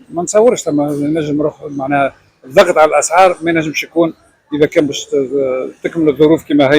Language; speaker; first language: Arabic; native; Arabic